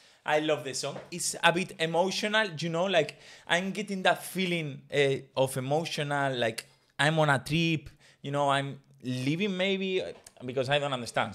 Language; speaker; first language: English; non-native, fluent; Spanish